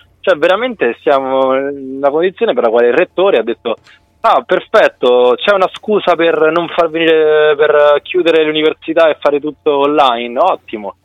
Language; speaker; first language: Italian; native; Italian